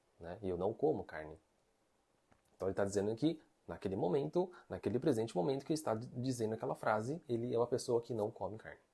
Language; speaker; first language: Portuguese; non-native, fluent; Chinese